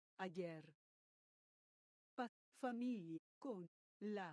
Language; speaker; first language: Spanish; non-native, learner; Czech